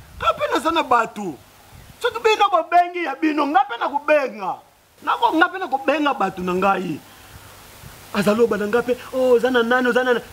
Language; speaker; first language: Lingala; non-native, local second language; Kongo